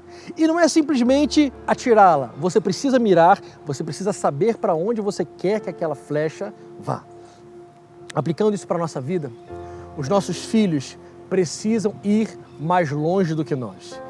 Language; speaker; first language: Portuguese; native; Portuguese